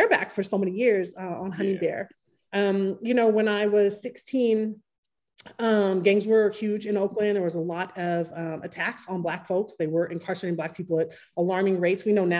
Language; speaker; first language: English; native; English